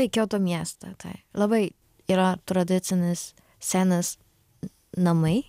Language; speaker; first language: Lithuanian; non-native, learner; Japanese